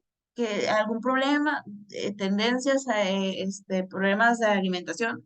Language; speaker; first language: Spanish; native; Spanish